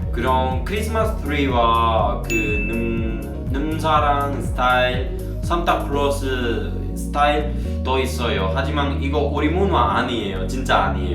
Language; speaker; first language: Korean; non-native, learner; Spanish